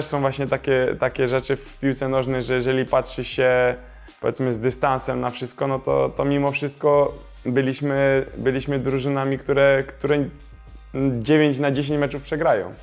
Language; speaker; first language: Polish; native; Polish